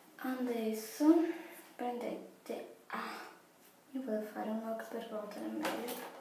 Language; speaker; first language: Italian; non-native, fluent; Portuguese